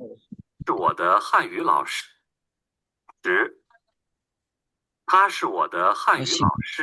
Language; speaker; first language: Chinese; non-native, learner; Bangla